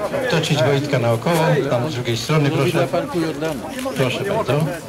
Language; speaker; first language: Polish; native; Polish